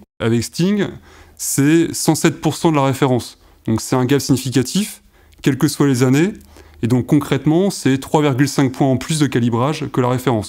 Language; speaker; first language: French; native; French